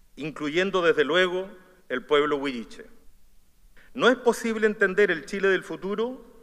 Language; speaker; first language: Spanish; native; Spanish